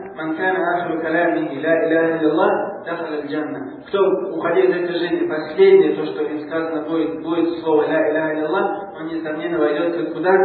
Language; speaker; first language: Russian; non-native, local second language; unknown